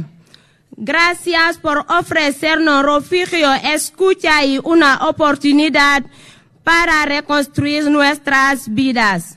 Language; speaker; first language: Spanish; non-native, fluent; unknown